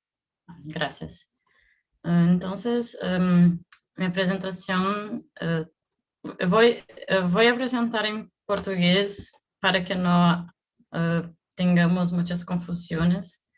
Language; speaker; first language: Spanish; non-native, learner; Portuguese